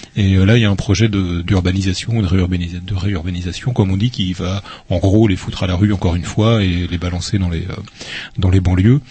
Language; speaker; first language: French; native; French